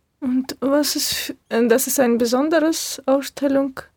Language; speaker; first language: German; non-native, learner; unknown